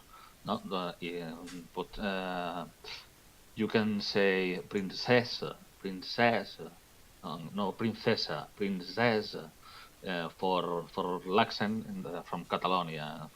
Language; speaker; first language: English; non-native, learner; Catalan